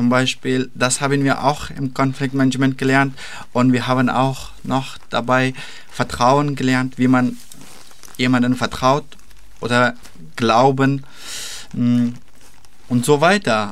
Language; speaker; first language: German; non-native, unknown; Persian